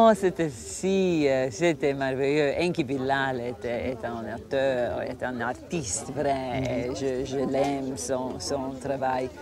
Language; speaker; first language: French; non-native, fluent; Croatian